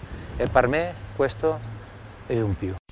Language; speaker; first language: Italian; non-native, learner; Spanish